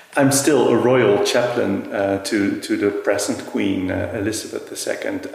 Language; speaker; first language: English; non-native, fluent; Dutch